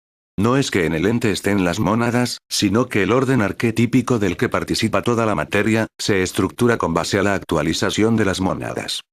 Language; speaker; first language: Spanish; native; Spanish